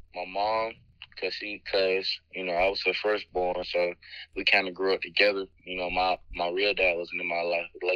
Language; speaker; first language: English; native; English